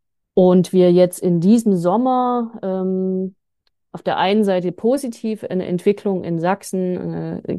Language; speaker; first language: German; native; German